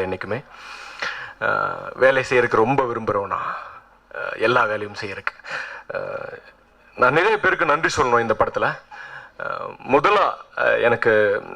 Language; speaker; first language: Tamil; native; Tamil